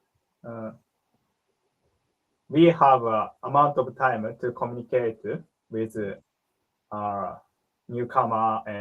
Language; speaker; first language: English; non-native, learner; Japanese